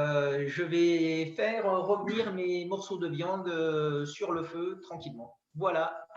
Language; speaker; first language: French; native; French